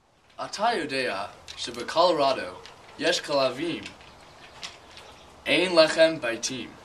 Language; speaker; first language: Hebrew; non-native, learner; English